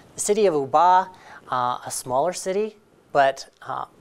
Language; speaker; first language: English; native; English